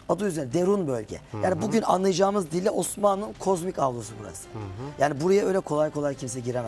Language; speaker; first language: Turkish; native; Turkish